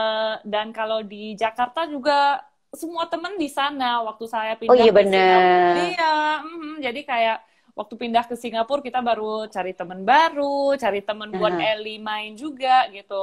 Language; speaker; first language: Indonesian; early bilingual, heritage; Indonesian